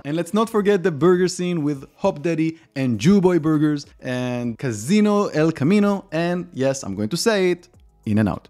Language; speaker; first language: English; non-native, fluent; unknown